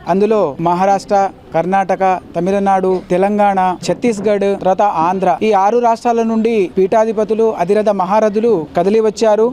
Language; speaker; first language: Telugu; non-native, local second language; Lambadi